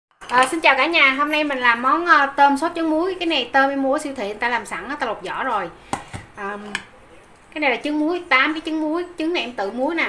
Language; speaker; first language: Vietnamese; native; Vietnamese